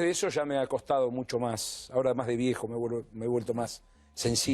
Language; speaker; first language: Spanish; native; Spanish